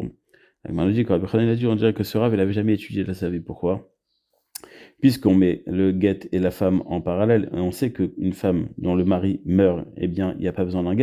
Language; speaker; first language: French; native; French